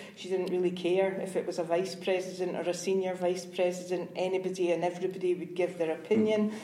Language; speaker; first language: English; native; English